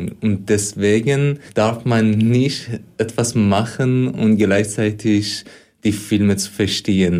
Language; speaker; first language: German; non-native, fluent; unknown